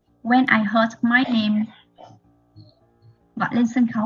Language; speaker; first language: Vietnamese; native; Vietnamese